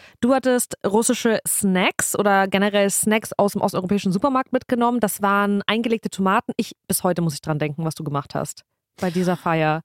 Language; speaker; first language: German; early bilingual, other home language; Russian